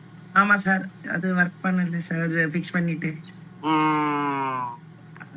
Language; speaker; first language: Tamil; non-native, learner; Malayalam